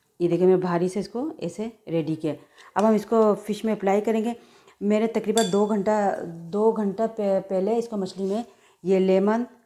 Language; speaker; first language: Urdu; native; Urdu